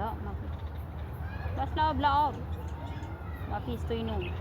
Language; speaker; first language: Arabic; non-native, learner; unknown